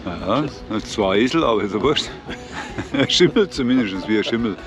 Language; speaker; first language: German; native; German